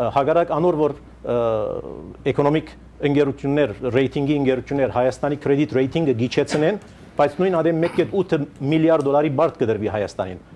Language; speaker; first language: Armenian; early bilingual, heritage; Armenian